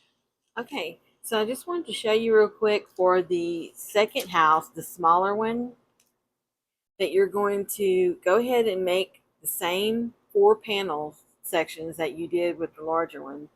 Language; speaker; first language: English; native; English